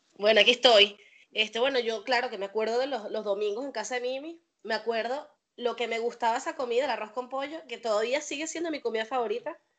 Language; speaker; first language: Spanish; native; Spanish